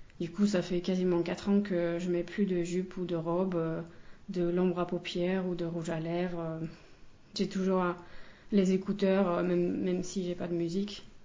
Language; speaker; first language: French; non-native, fluent; Finnish